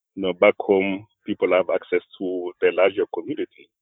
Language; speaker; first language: English; non-native, fluent; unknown